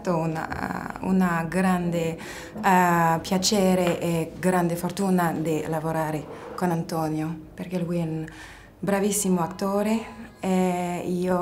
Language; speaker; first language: Italian; non-native, learner; French